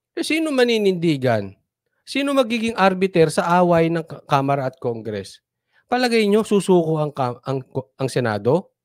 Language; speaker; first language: Filipino; native; Filipino